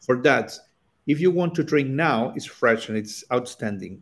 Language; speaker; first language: English; non-native, learner; Spanish